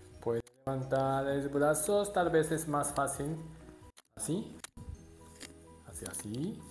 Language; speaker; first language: Spanish; non-native, learner; Japanese